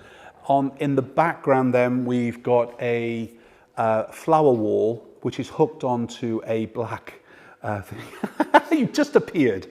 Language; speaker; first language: English; native; English